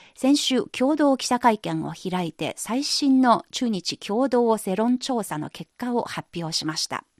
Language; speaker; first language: Japanese; non-native, fluent; Chinese